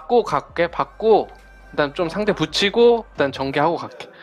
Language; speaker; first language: Korean; native; Korean